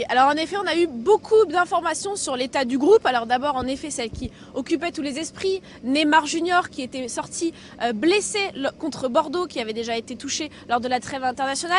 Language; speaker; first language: French; native; French